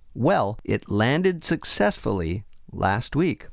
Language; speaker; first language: English; native; English